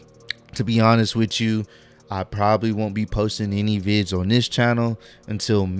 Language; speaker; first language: English; native; English